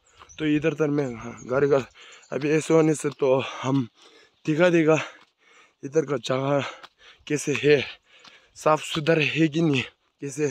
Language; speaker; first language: Hindi; non-native, local second language; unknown